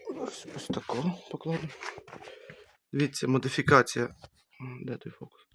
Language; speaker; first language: Ukrainian; native; Ukrainian